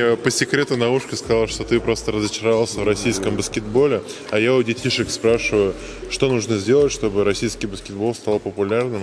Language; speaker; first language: Russian; native; Russian